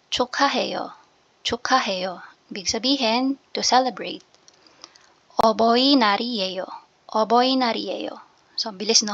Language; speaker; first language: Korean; non-native, learner; Filipino